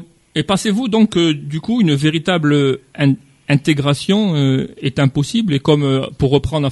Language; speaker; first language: French; native; French